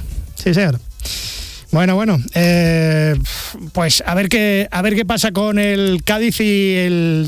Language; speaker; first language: Spanish; native; Spanish